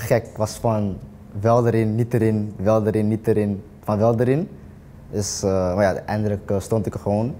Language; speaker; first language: Dutch; native; Dutch